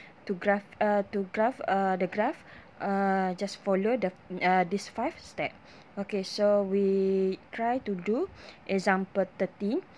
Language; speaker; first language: English; non-native, local second language; Malay